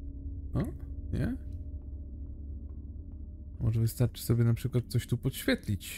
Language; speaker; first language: Polish; native; Polish